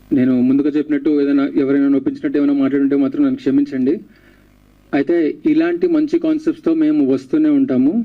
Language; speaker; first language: Telugu; native; Telugu